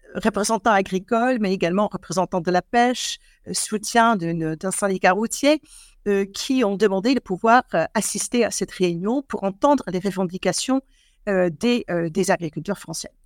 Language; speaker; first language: French; non-native, fluent; Dutch